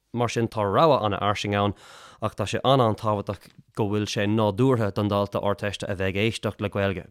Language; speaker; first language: Irish; native; Irish